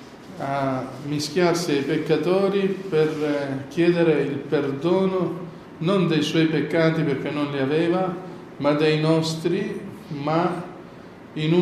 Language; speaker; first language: Italian; native; Italian